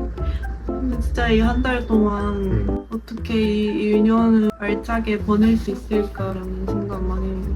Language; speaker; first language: Korean; non-native, fluent; Japanese